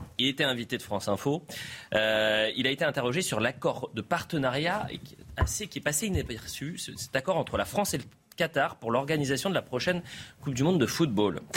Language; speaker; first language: French; native; French